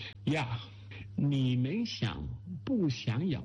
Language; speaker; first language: Chinese; non-native, learner; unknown